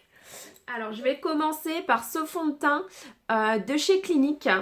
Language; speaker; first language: French; native; French